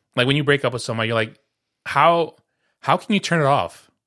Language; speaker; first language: English; early bilingual, other home language; Spanish